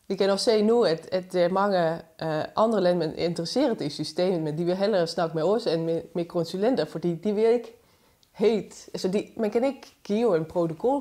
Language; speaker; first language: Danish; non-native, fluent; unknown